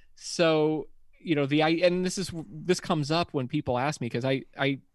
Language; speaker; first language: English; native; English